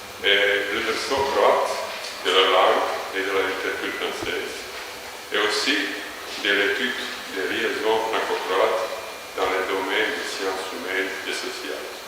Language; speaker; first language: French; non-native, fluent; Croatian